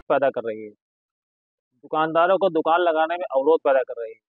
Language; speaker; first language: Hindi; native; Hindi